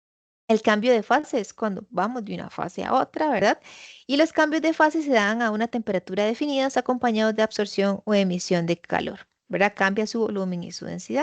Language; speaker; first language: Spanish; native; Spanish